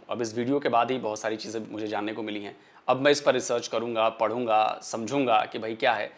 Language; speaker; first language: Hindi; native; Hindi